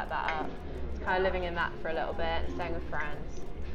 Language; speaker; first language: English; native; English